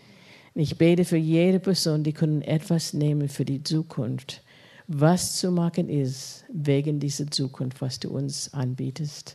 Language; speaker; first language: German; non-native, fluent; English